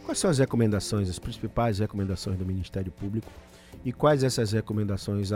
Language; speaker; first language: Portuguese; native; Portuguese